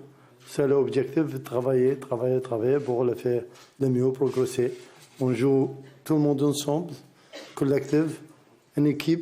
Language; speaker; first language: French; non-native, learner; Arabic